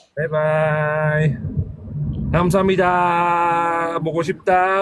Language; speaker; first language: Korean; non-native, learner; Thai